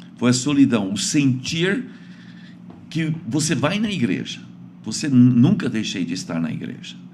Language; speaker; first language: Portuguese; early bilingual, other home language; English